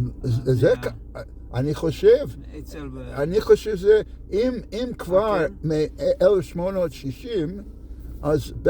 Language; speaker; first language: Hebrew; non-native, fluent; English